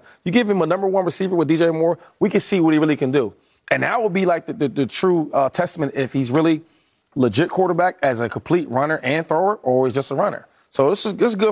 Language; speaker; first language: English; native; English